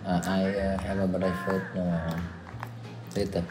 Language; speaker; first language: English; non-native, learner; Vietnamese